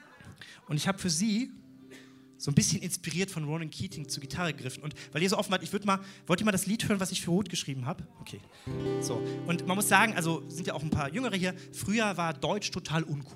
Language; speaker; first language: German; native; German